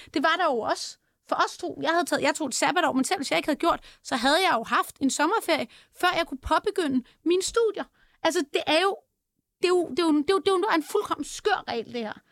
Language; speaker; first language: Danish; native; Danish